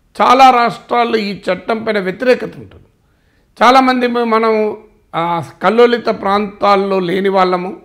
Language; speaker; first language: Telugu; native; Telugu